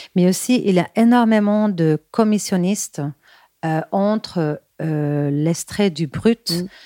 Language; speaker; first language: French; non-native, fluent; Spanish